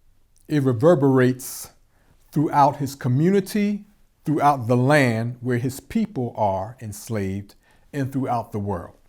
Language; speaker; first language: English; native; English